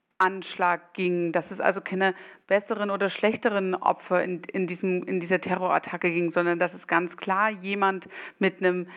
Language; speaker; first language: German; native; German